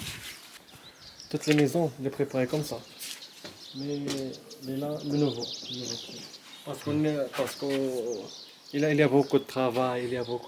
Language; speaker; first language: French; non-native, learner; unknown